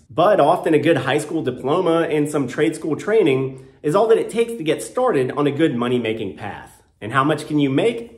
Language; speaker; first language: English; native; English